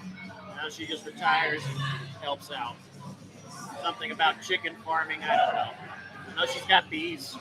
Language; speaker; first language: English; native; English